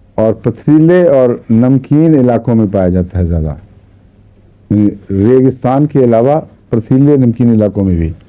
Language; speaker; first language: Urdu; native; Urdu